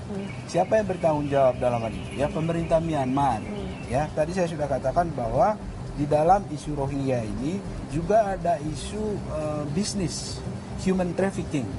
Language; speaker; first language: Indonesian; native; Indonesian